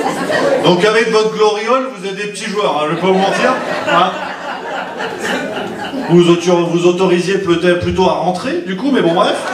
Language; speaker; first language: French; native; French